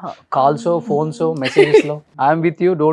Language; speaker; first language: Telugu; native; Telugu